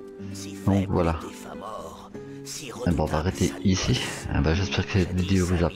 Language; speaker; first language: French; native; French